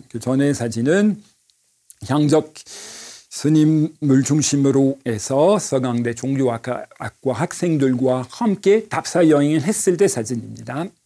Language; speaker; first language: Korean; non-native, fluent; French